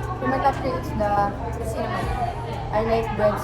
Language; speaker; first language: English; non-native, local second language; Filipino